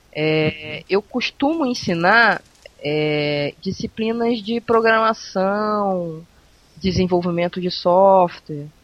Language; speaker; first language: Portuguese; native; Portuguese